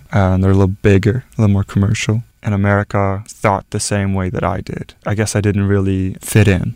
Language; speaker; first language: English; non-native, fluent; Norwegian